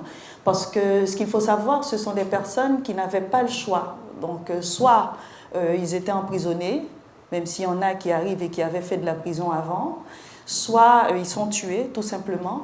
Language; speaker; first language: French; non-native, local second language; Haitian Creole